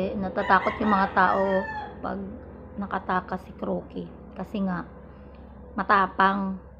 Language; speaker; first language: Filipino; non-native, local second language; Cebuano